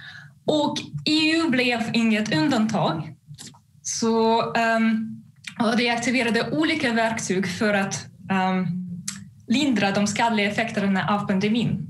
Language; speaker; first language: Swedish; non-native, fluent; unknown